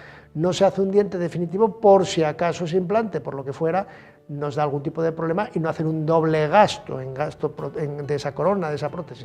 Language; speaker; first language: Spanish; native; Spanish